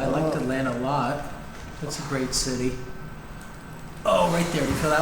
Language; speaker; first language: English; native; English